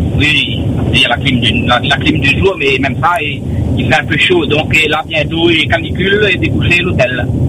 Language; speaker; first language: French; non-native, local second language; Réunion Creole French